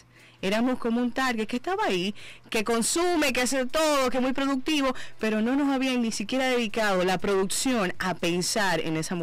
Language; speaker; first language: Spanish; native; Spanish